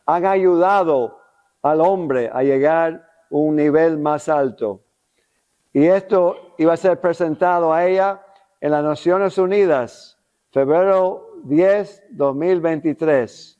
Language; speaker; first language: Spanish; non-native, local second language; English